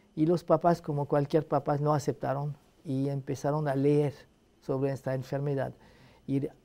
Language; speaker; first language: Spanish; non-native, fluent; Arabic